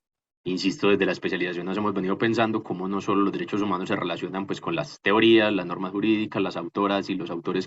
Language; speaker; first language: Spanish; native; Spanish